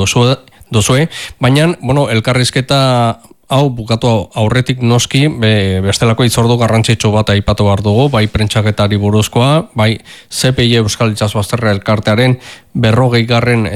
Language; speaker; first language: Basque; native; Basque